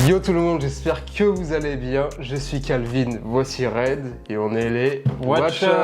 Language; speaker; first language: French; native; French